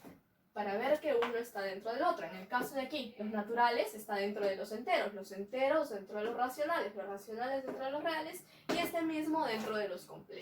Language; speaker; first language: Spanish; native; Spanish